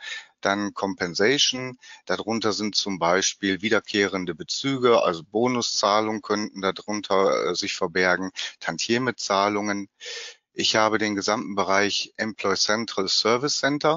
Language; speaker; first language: German; native; German